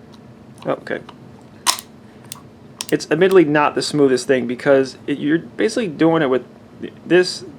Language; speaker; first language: English; native; English